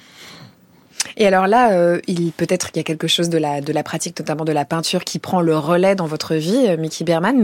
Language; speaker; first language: French; native; French